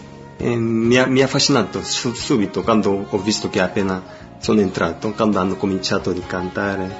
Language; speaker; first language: Italian; non-native, fluent; Korean